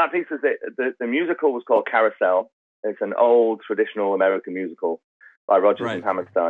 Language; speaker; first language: English; native; English